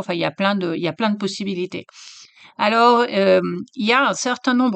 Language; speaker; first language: French; native; French